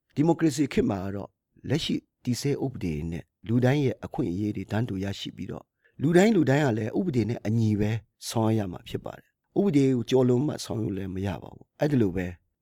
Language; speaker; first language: Burmese; non-native, local second language; Kachin